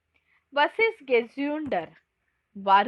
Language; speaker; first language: German; non-native, fluent; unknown